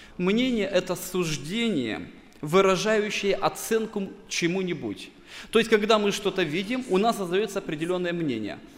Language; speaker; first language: Russian; non-native, local second language; Bulgarian